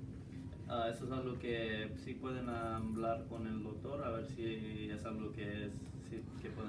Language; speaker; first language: Spanish; non-native, learner; English